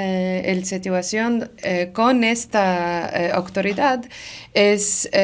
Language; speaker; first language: Spanish; non-native, learner; Arabic